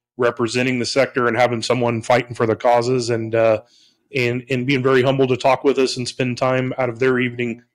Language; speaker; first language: English; native; English